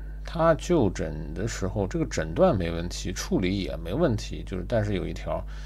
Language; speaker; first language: Chinese; native; Chinese